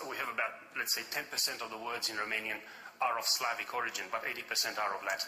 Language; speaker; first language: English; non-native, fluent; Romanian